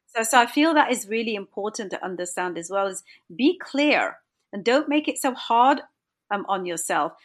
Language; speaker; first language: English; native; English